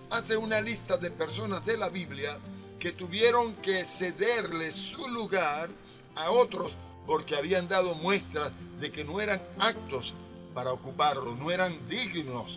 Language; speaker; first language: Spanish; native; Spanish